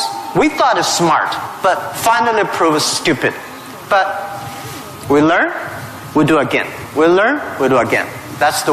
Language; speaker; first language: English; non-native, fluent; Chinese